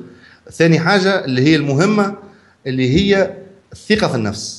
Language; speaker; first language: Arabic; native; Arabic